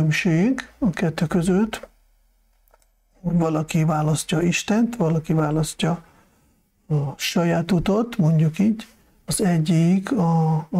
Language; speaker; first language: Hungarian; non-native, fluent; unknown